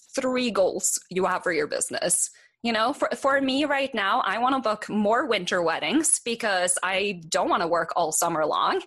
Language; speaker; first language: English; non-native, fluent; Norwegian